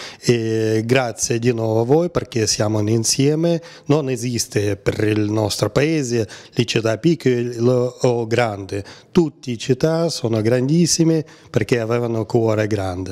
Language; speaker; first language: Italian; non-native, learner; Ukrainian